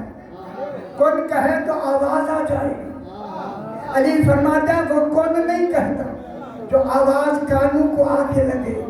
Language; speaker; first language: Urdu; native; Urdu